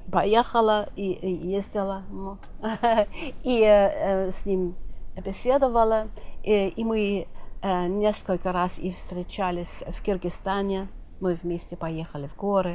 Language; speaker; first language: Russian; non-native, fluent; German